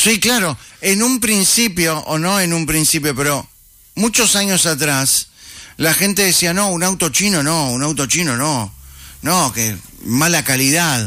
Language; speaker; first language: Spanish; native; Spanish